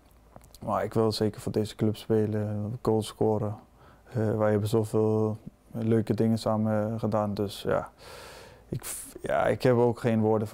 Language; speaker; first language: Dutch; non-native, fluent; Danish